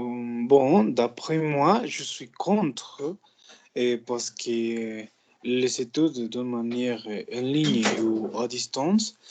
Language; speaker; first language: French; non-native, learner; Spanish